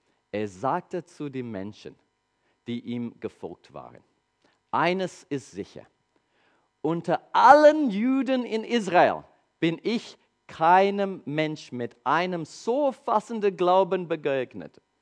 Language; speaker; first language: German; non-native, learner; English